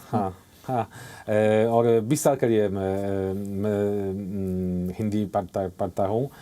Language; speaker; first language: Hindi; non-native, fluent; Polish